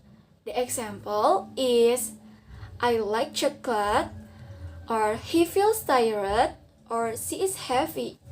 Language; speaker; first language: English; non-native, learner; Indonesian